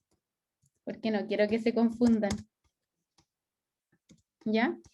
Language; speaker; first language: Spanish; native; Spanish